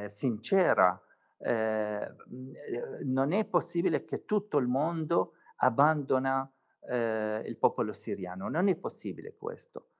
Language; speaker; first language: Italian; non-native, fluent; Arabic